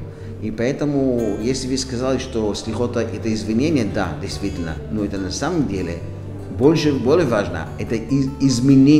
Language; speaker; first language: Russian; non-native, fluent; Hebrew